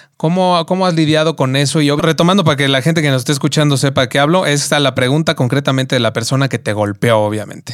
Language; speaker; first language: Spanish; native; Spanish